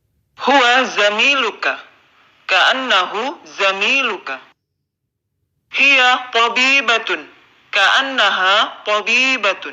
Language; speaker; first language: Arabic; non-native, fluent; Indonesian